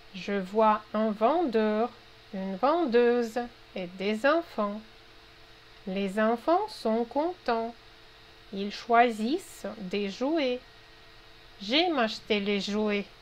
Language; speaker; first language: French; non-native, fluent; Russian